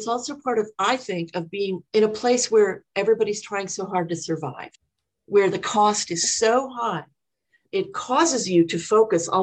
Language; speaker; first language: English; native; English